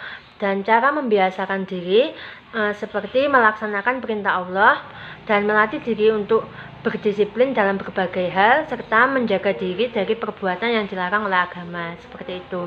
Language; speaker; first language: Indonesian; native; Indonesian